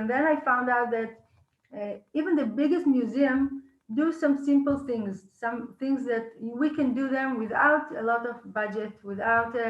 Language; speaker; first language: English; non-native, fluent; Hebrew